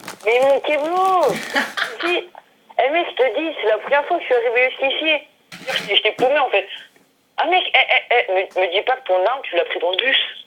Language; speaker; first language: French; native; French